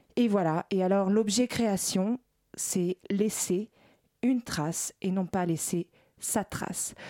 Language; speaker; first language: French; native; French